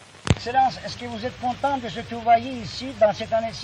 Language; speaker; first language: French; non-native, fluent; Turkish